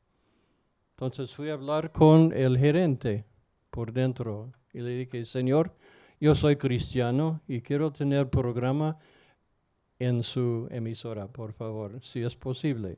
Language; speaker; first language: Spanish; non-native, fluent; English